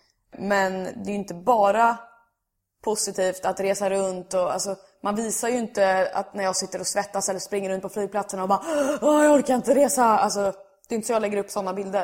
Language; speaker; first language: Swedish; native; Swedish